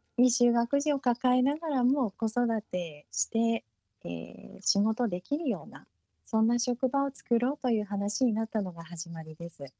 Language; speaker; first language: Japanese; early bilingual, heritage; Japanese